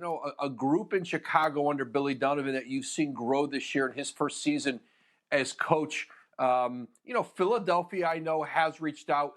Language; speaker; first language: English; native; English